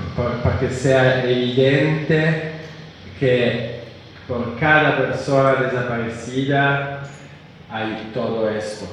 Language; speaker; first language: Spanish; non-native, fluent; Italian